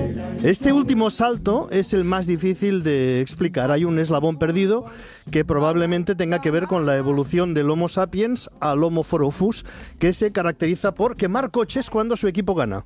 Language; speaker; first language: Spanish; native; Spanish